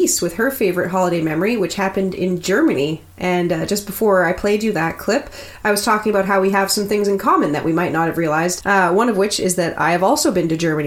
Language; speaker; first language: English; native; English